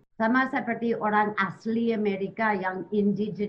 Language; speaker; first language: Indonesian; non-native, learner; English